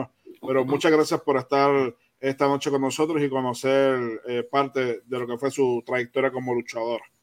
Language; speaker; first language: Spanish; native; Spanish